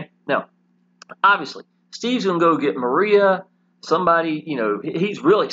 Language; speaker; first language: English; native; English